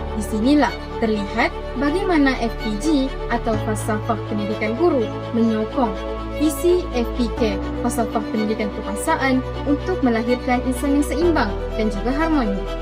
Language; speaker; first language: Malay; native; Malay